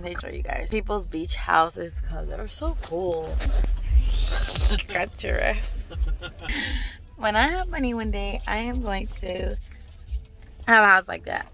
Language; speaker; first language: English; early bilingual, other home language; Spanish